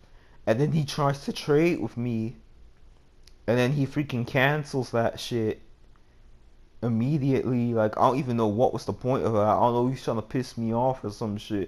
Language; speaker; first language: English; native; English